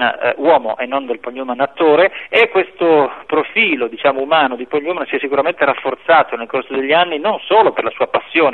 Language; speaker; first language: Italian; native; Italian